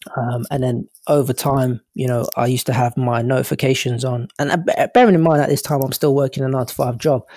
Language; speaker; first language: English; native; English